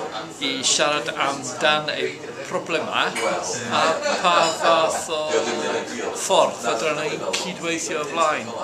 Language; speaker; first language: Welsh; non-native, fluent; English